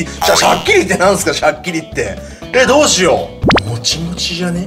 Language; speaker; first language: Japanese; native; Japanese